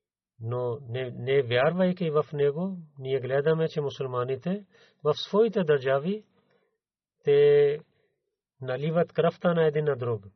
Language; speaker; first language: Bulgarian; non-native, learner; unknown